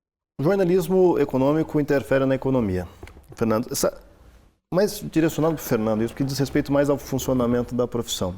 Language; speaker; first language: Portuguese; native; Portuguese